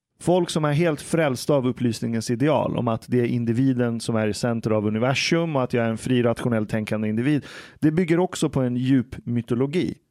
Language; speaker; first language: Swedish; early bilingual, other home language; Persian